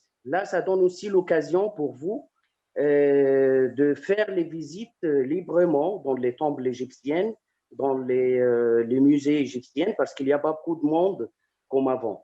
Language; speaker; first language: French; non-native, fluent; Arabic